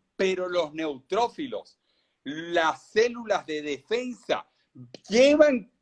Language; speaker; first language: Spanish; native; Spanish